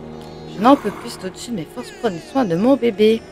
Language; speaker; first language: French; native; French